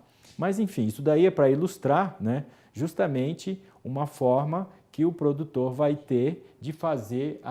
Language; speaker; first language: Portuguese; native; Portuguese